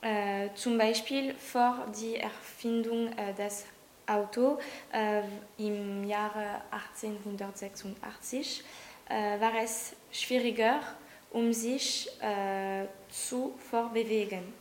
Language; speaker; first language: German; non-native, learner; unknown